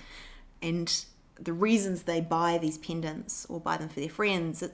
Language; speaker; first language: English; native; English